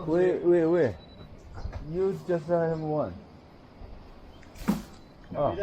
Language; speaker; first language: English; non-native, learner; Tibetan